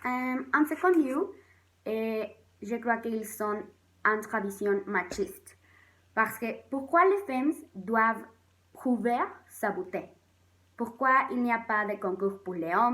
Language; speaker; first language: French; non-native, learner; Spanish